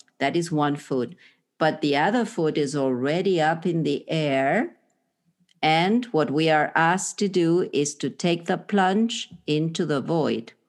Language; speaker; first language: English; non-native, fluent; Spanish